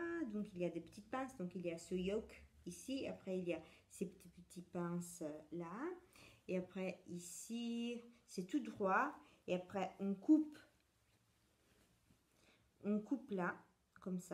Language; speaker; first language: French; non-native, fluent; Italian